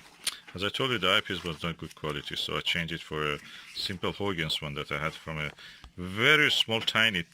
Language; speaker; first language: English; non-native, fluent; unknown